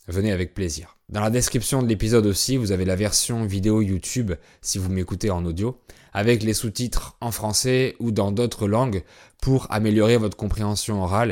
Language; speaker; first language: French; native; French